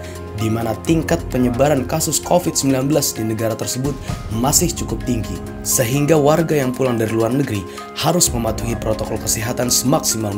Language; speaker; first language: Indonesian; native; Indonesian